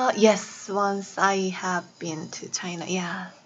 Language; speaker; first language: English; non-native, learner; Korean